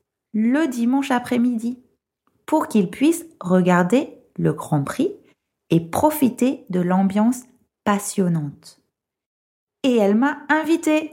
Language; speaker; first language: French; non-native, fluent; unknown